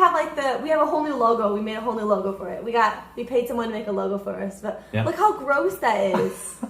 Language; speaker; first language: English; native; English